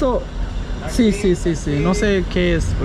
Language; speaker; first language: Spanish; non-native, learner; English